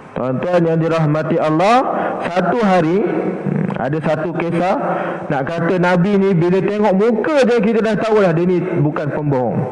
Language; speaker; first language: Malay; native; Malay